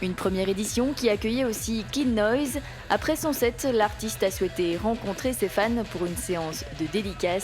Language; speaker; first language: French; native; French